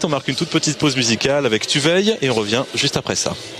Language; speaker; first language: French; native; French